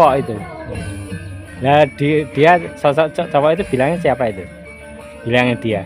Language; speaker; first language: Indonesian; non-native, local second language; Javanese